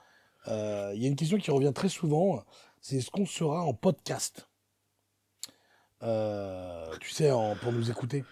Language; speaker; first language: French; native; French